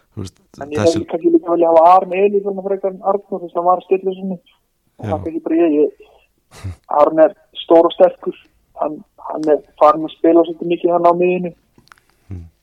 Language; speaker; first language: Icelandic; native; Icelandic